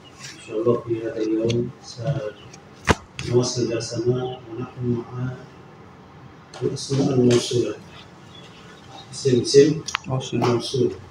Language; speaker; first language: Arabic; non-native, fluent; Indonesian